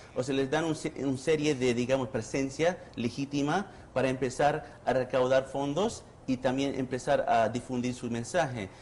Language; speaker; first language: Spanish; early bilingual, heritage; Spanish